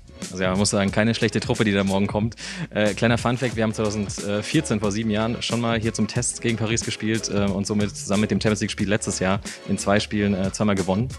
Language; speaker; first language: German; native; German